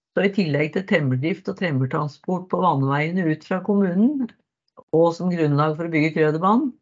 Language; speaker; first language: Norwegian; native; Norwegian